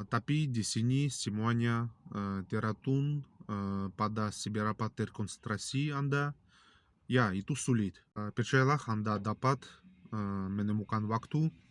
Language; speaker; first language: Indonesian; non-native, learner; Russian